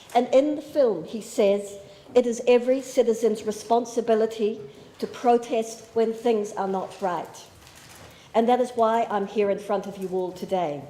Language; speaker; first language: English; native; English